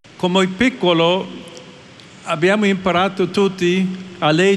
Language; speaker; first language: Italian; non-native, fluent; English